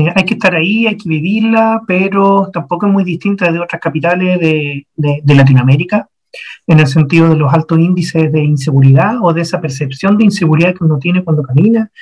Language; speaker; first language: Spanish; native; Spanish